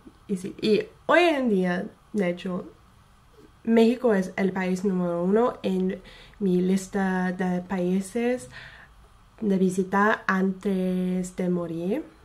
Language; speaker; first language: Spanish; non-native, fluent; English